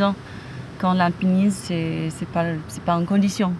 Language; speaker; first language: French; non-native, fluent; English